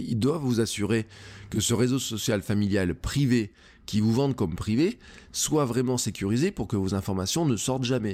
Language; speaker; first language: French; native; French